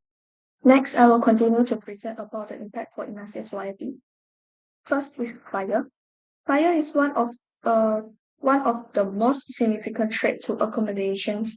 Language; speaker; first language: English; non-native, local second language; Malay